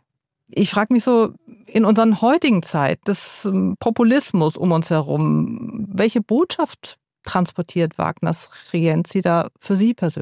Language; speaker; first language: German; native; German